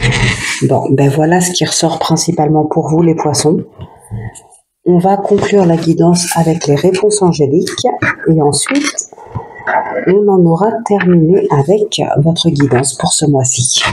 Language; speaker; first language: French; native; French